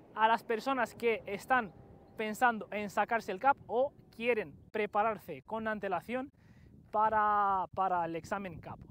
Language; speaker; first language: Spanish; non-native, fluent; Romanian